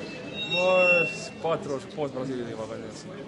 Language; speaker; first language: French; non-native, fluent; Croatian